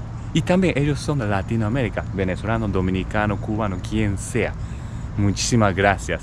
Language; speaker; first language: Spanish; non-native, learner; Japanese